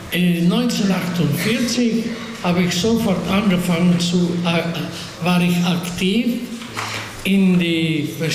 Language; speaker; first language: German; non-native, fluent; Hungarian